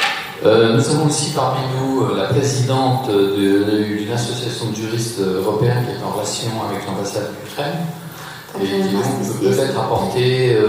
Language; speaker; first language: French; native; French